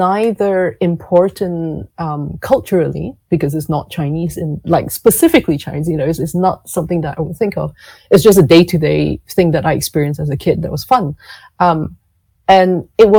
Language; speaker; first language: English; non-native, local second language; Cantonese